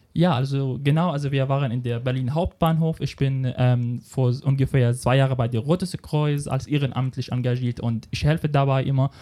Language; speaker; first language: German; non-native, fluent; Arabic